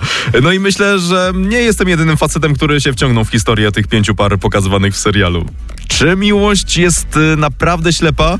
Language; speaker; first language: Polish; native; Polish